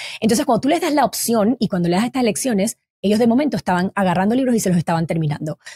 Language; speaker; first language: Spanish; native; Spanish